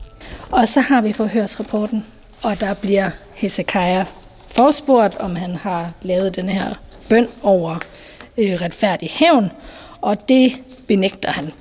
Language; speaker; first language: Danish; native; Danish